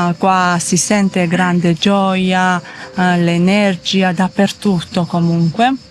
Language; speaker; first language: Italian; non-native, fluent; Georgian